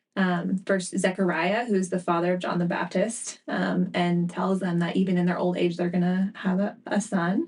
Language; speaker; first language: English; native; English